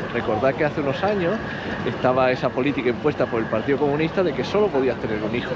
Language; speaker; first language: Spanish; native; Spanish